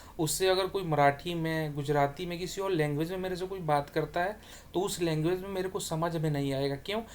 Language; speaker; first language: Hindi; native; Hindi